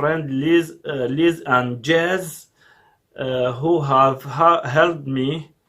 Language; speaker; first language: English; non-native, learner; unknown